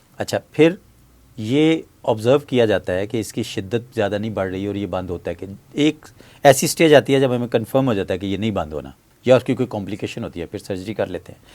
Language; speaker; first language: Urdu; native; Urdu